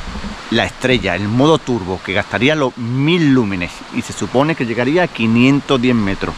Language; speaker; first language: Spanish; native; Spanish